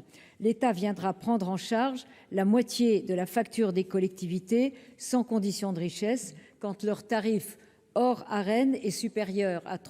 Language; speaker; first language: French; native; French